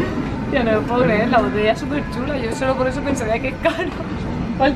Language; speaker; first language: Spanish; native; Spanish